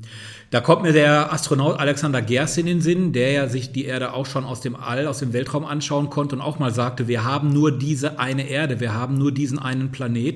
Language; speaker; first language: German; native; German